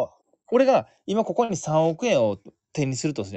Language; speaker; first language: Japanese; native; Japanese